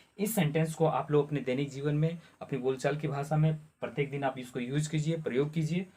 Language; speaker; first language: Hindi; non-native, local second language; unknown